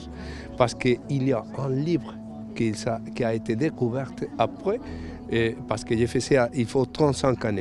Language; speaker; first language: French; non-native, fluent; Spanish